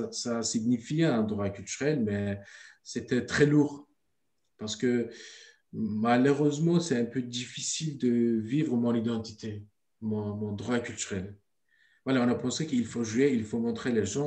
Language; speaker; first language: French; non-native, learner; Turkish